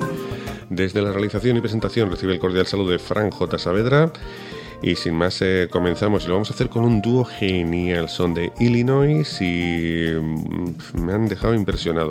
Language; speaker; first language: Spanish; native; Spanish